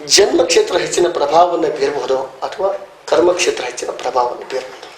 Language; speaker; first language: Kannada; native; Kannada